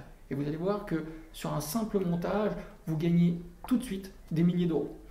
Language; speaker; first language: French; native; French